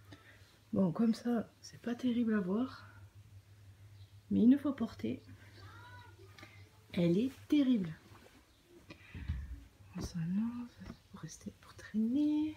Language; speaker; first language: French; native; French